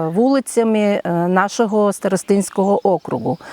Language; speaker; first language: Ukrainian; native; Ukrainian